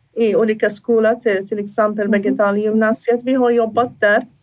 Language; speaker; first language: Swedish; non-native, fluent; Assyrian Neo-Aramaic